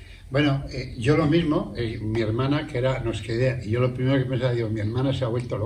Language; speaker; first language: Spanish; native; Spanish